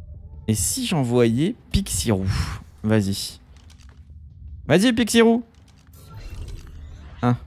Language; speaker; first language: French; native; French